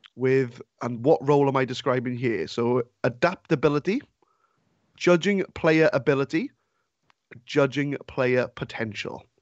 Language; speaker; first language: English; native; English